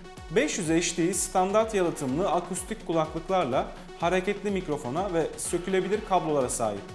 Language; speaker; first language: Turkish; native; Turkish